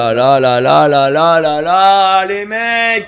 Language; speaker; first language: French; native; French